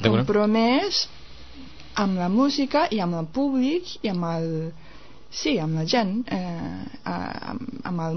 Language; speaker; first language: Catalan; non-native, fluent; Japanese